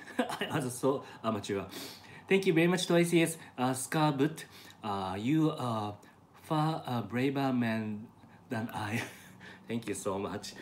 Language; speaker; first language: English; non-native, learner; Japanese